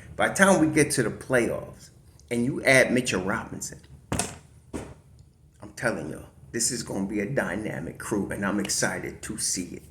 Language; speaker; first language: English; native; English